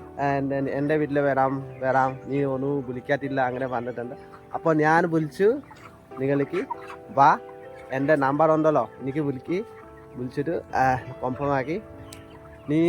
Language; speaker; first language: Malayalam; non-native, local second language; Assamese